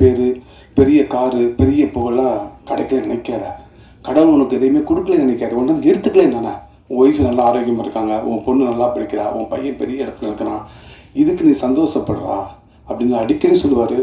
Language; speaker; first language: Tamil; native; Tamil